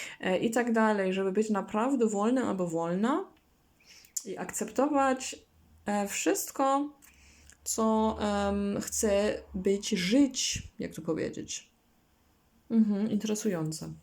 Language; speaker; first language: Polish; non-native, learner; German